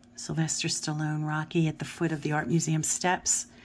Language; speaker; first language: English; native; English